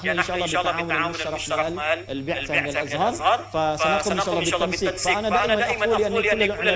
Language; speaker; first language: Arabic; non-native, fluent; Indonesian